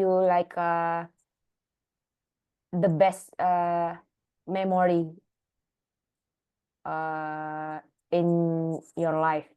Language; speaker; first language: English; non-native, learner; Indonesian